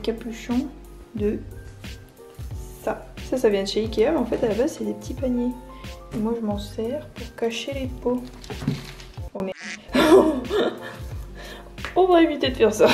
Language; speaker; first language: French; native; French